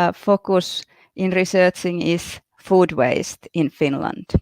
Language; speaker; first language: English; non-native, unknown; Finnish